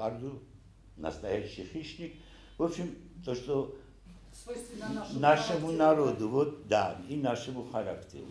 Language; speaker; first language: Russian; non-native, local second language; Ossetic